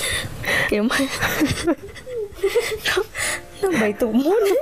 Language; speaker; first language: Vietnamese; native; Vietnamese